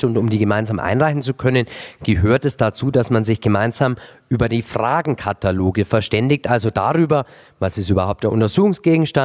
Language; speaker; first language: German; native; German